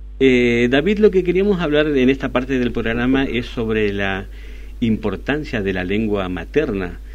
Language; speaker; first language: Spanish; native; Spanish